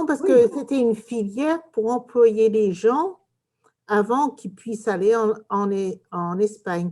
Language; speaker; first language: French; early bilingual, heritage; English